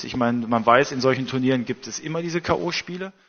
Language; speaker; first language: German; native; German